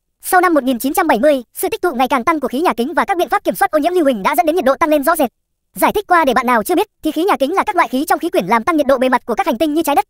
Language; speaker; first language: Vietnamese; native; Vietnamese